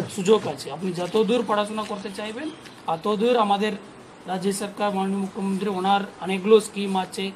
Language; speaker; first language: Bangla; non-native, local second language; Tamil